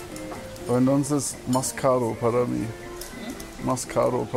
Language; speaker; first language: Spanish; non-native, learner; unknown